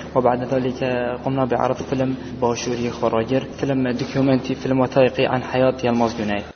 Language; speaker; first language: Arabic; non-native, local second language; Kurdish